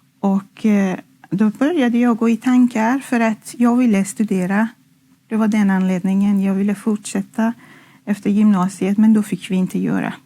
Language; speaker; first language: Swedish; non-native, fluent; Persian